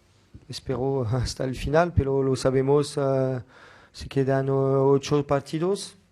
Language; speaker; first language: Spanish; non-native, fluent; French